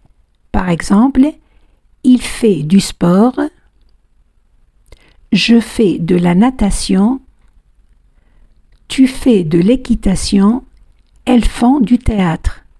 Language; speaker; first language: French; non-native, fluent; Spanish